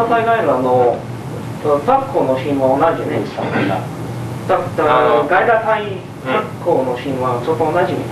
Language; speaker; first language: Japanese; non-native, learner; English